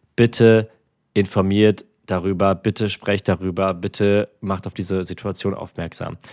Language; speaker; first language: German; early bilingual, other home language; Armenian